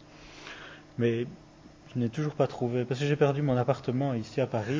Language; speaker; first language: French; native; French